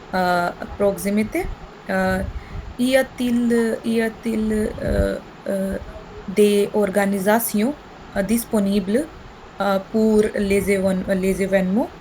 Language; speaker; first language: French; non-native, learner; Hindi